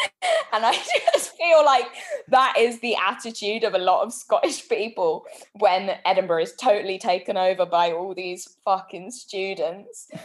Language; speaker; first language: English; native; English